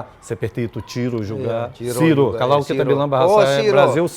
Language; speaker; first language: Indonesian; non-native, fluent; Portuguese